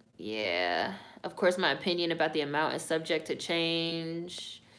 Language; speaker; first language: English; native; English